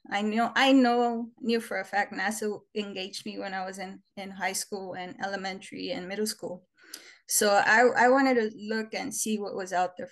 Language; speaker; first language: English; native; English